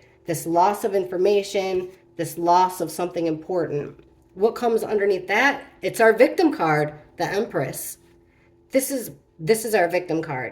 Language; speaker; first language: English; native; English